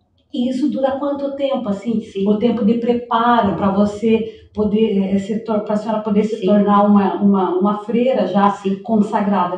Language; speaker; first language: Portuguese; native; Portuguese